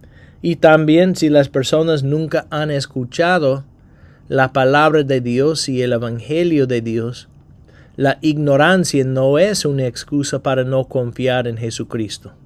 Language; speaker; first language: Spanish; non-native, fluent; English